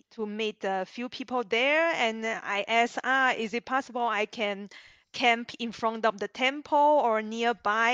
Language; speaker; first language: English; non-native, learner; Chinese